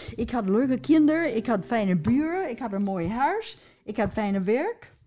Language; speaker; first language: Dutch; non-native, fluent; English